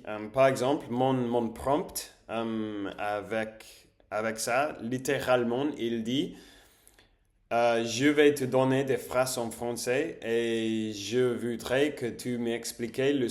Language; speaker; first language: French; non-native, learner; English